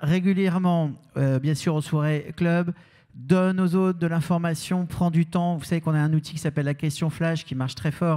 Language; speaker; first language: French; native; French